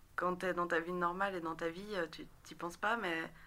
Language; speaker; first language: French; native; French